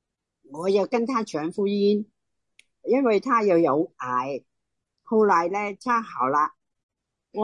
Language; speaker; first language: Chinese; non-native, local second language; Cantonese